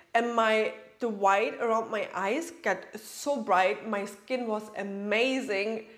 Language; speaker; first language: English; non-native, fluent; German